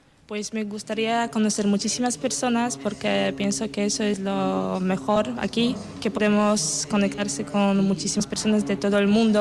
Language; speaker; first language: Spanish; non-native, fluent; Polish